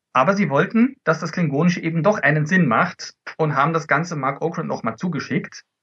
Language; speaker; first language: German; early bilingual, other home language; Dutch